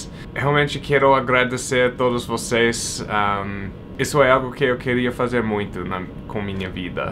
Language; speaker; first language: Portuguese; non-native, fluent; English